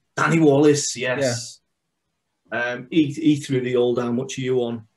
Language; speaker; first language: English; native; English